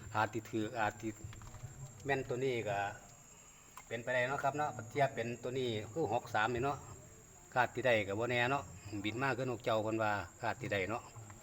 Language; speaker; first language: Thai; native; Thai